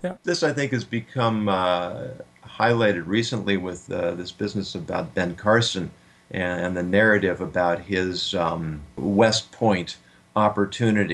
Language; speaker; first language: English; native; English